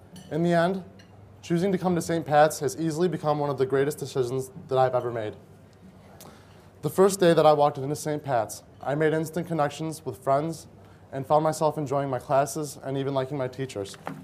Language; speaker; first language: English; native; English